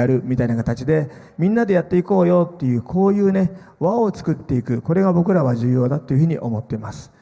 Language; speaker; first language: Japanese; native; Japanese